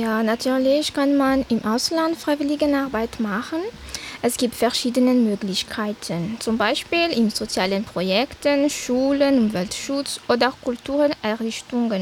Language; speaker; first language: German; non-native, fluent; Malagasy